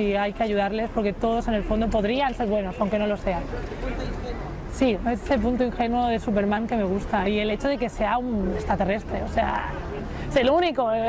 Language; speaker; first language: Spanish; native; Spanish